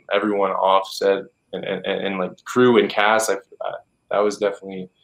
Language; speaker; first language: English; native; English